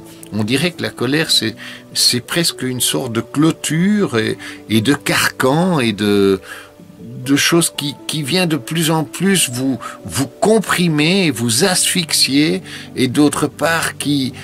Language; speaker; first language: French; native; French